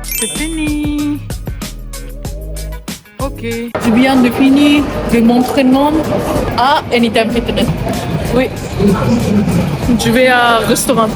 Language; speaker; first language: French; non-native, learner; Japanese